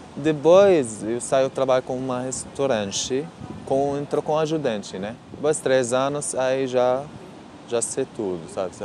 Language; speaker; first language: Portuguese; non-native, learner; Arabic